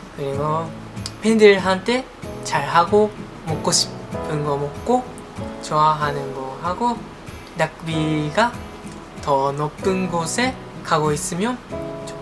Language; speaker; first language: Korean; non-native, learner; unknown